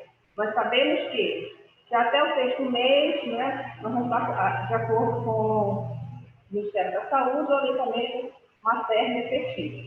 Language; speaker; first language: Portuguese; native; Portuguese